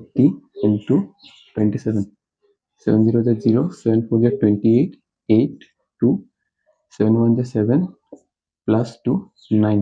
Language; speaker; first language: English; non-native, local second language; Hindi